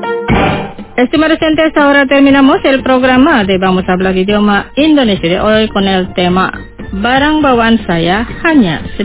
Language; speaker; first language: Spanish; non-native, fluent; Indonesian